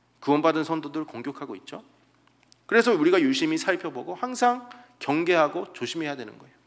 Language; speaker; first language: Korean; native; Korean